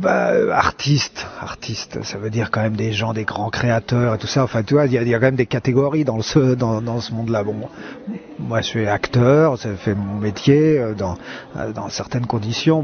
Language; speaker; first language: French; native; French